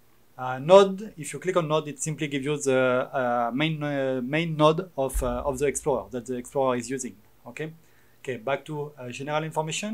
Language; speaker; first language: English; non-native, fluent; French